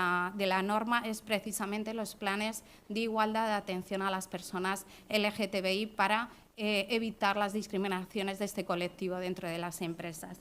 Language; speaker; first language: Spanish; native; Spanish